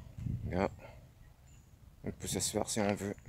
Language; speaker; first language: French; non-native, fluent; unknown